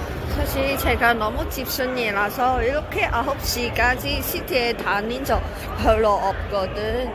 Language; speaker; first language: Korean; non-native, fluent; Cantonese